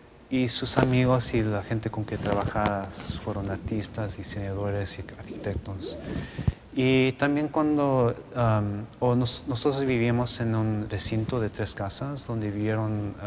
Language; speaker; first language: Spanish; non-native, local second language; English